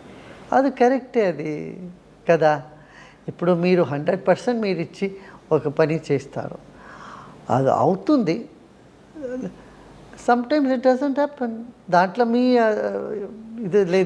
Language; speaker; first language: Telugu; non-native, local second language; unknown